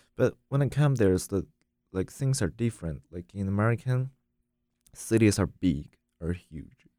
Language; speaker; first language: English; non-native, learner; Chinese